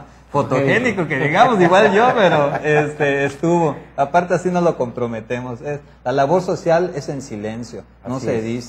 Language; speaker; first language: Spanish; native; Spanish